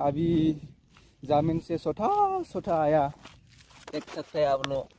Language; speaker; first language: Hindi; non-native, local second language; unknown